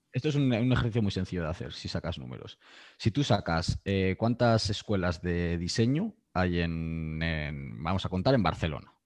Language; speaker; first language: Spanish; native; Spanish